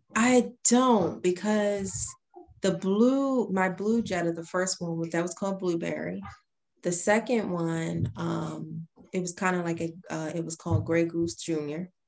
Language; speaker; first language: English; native; English